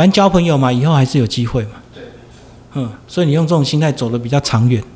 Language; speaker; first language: Chinese; native; Chinese